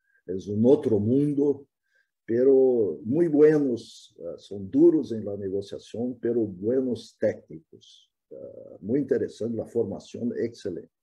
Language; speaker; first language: Spanish; non-native, fluent; Portuguese